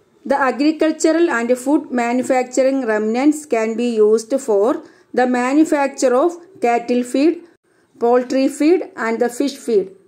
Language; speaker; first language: English; non-native, local second language; Malayalam